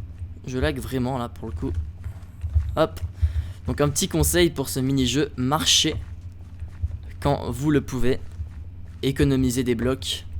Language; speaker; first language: French; native; French